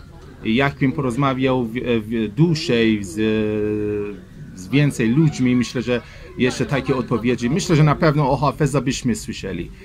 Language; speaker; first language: Polish; non-native, learner; Persian